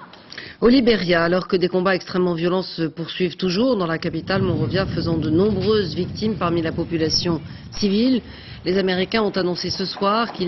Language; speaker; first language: French; native; French